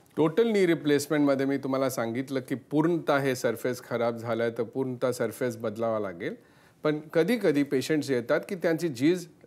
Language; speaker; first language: Marathi; non-native, local second language; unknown